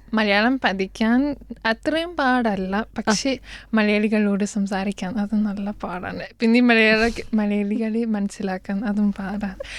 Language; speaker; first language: Malayalam; non-native, fluent; German